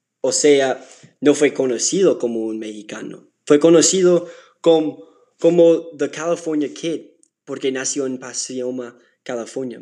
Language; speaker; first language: Spanish; non-native, learner; English